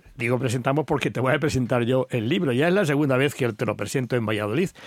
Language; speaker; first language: Spanish; native; Spanish